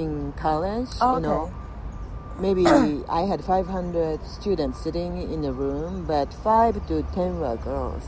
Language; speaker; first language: English; non-native, fluent; Japanese